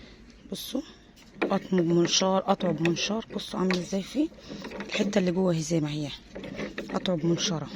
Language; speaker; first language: Arabic; native; Arabic